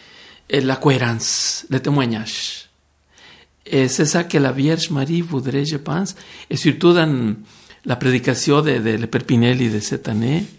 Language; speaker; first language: French; non-native, fluent; Spanish